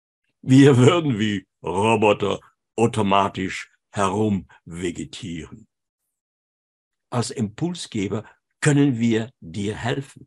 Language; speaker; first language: German; non-native, fluent; French